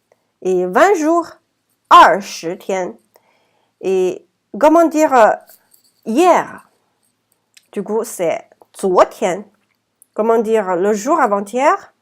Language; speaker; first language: French; non-native, fluent; Chinese